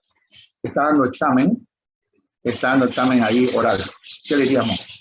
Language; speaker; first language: Spanish; native; Spanish